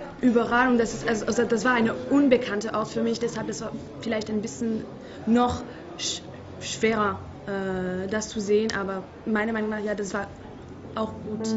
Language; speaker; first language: German; non-native, fluent; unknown